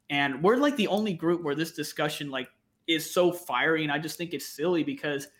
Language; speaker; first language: English; native; English